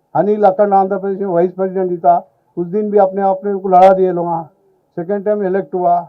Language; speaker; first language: Hindi; non-native, local second language; Telugu